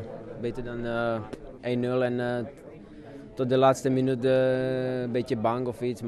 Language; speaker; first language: Dutch; non-native, learner; Czech